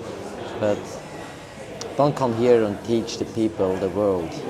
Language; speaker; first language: English; non-native, fluent; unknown